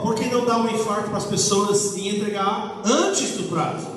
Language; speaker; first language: Portuguese; native; Portuguese